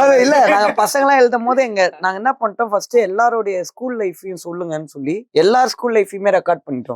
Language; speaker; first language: Tamil; native; Tamil